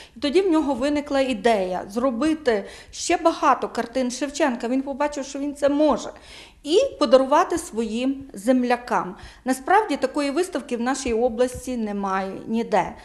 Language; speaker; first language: Ukrainian; native; Ukrainian